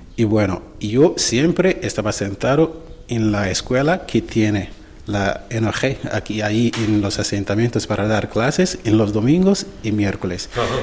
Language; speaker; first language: Spanish; non-native, learner; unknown